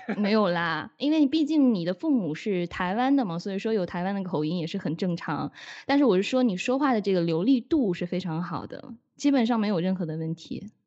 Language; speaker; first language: Chinese; native; Chinese